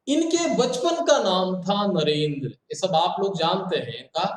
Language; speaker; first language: Hindi; non-native, local second language; Kannada